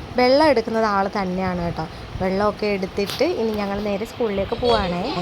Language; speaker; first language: Malayalam; native; Malayalam